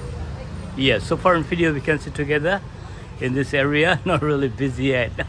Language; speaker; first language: English; non-native, local second language; Indonesian